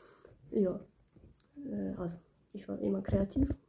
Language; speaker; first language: German; early bilingual, other home language; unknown